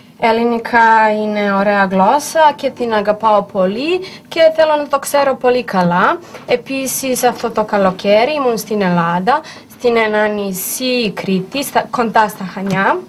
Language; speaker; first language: Greek; non-native, learner; Bosnian